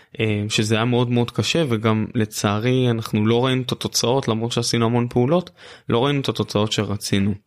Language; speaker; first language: Hebrew; native; Hebrew